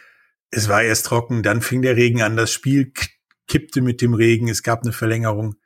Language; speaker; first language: German; native; German